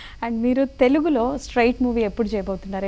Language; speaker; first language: Telugu; native; Telugu